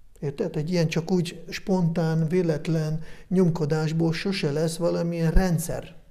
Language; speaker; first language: Hungarian; early bilingual, heritage; Hungarian